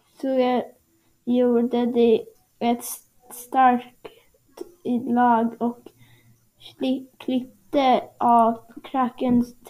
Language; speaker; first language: Swedish; non-native, learner; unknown